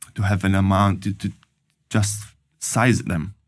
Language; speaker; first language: English; non-native, fluent; Italian